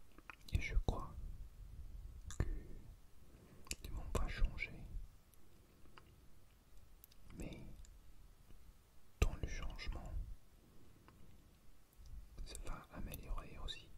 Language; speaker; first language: French; non-native, learner; English